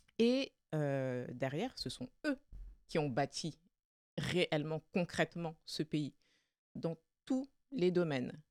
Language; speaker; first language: French; early bilingual, other home language; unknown